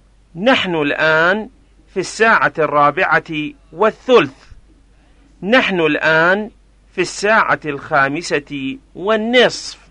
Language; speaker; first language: Arabic; non-native, fluent; Persian